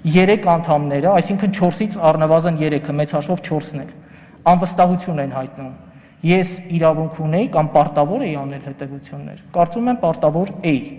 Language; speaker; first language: Armenian; native; Armenian